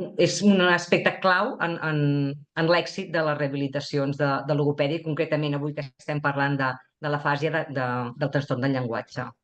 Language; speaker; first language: Catalan; native; Catalan